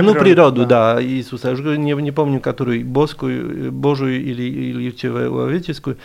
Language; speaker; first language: Russian; non-native, fluent; Polish